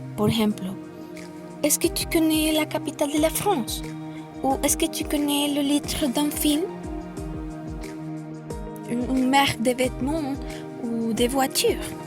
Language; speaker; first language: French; non-native, fluent; Spanish